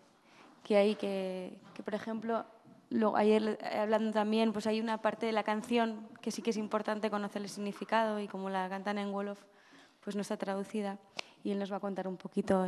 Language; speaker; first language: Spanish; native; Spanish